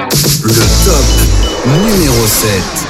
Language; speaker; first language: French; native; French